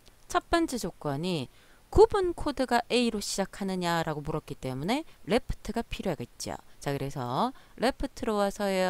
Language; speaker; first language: Korean; native; Korean